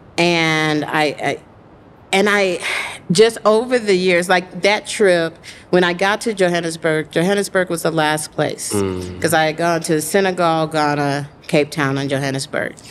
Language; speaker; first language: English; native; English